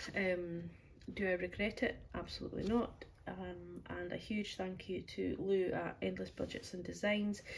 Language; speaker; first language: English; native; English